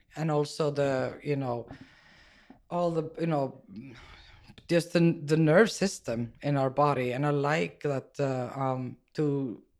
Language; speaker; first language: English; non-native, fluent; Icelandic